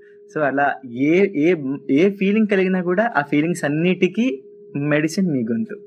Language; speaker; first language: Telugu; native; Telugu